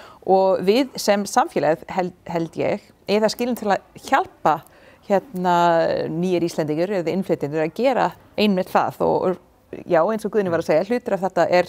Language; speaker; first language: Icelandic; non-native, fluent; English